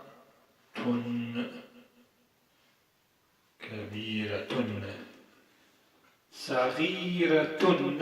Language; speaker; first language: Arabic; non-native, fluent; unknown